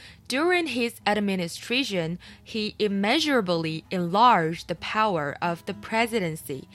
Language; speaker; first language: English; non-native, fluent; Chinese